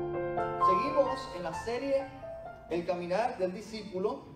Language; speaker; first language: Spanish; native; Spanish